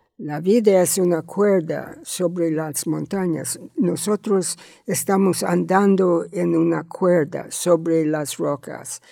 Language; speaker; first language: Spanish; non-native, learner; English